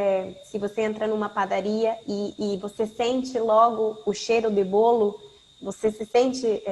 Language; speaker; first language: Portuguese; non-native, fluent; Spanish